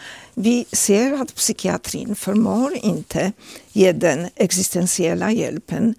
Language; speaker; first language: Swedish; non-native, fluent; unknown